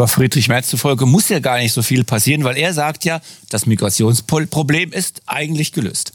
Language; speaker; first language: German; native; German